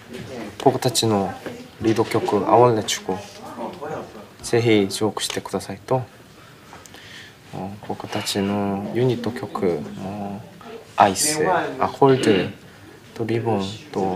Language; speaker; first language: Japanese; non-native, learner; Korean